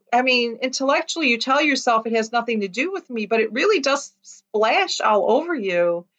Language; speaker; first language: English; early bilingual, other home language; Lithuanian